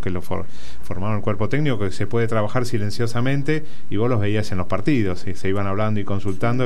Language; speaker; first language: Spanish; native; Spanish